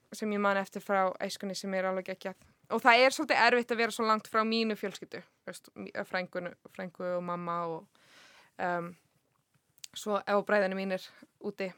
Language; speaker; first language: Icelandic; non-native, fluent; English